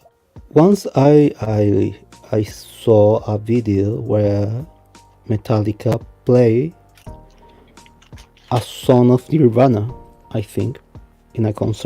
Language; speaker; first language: English; non-native, fluent; Spanish